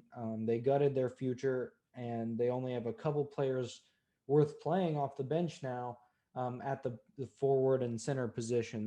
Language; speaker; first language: English; native; English